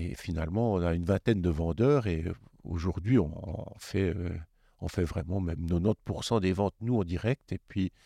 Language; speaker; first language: French; native; French